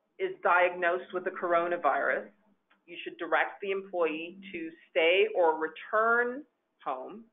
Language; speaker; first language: English; native; English